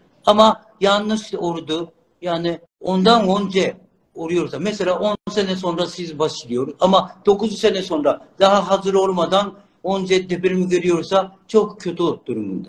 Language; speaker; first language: Turkish; non-native, learner; Japanese